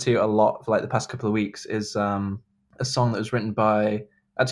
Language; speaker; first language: English; native; English